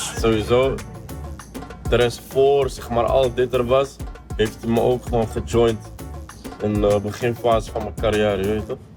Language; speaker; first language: Dutch; early bilingual, other home language; Arabic